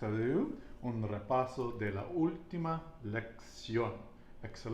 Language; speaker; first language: Spanish; non-native, learner; English